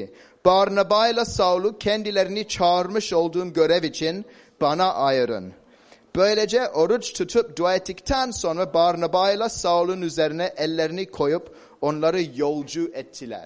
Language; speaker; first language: Turkish; non-native, fluent; English